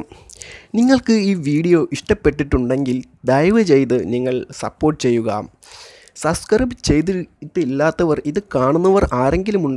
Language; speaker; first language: Malayalam; native; Malayalam